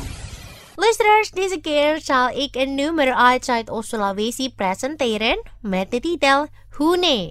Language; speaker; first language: Dutch; non-native, fluent; Indonesian